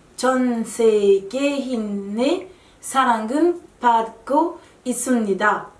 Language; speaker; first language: Korean; non-native, learner; French